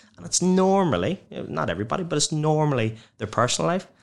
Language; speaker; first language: English; native; English